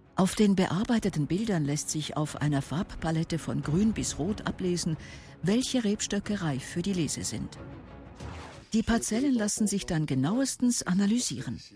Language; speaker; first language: German; native; German